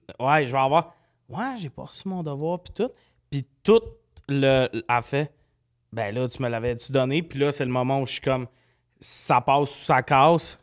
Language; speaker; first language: French; native; French